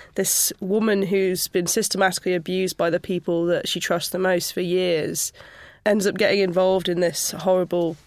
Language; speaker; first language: English; native; English